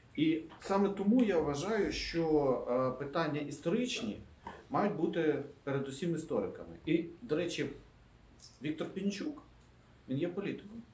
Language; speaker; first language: Ukrainian; non-native, local second language; Russian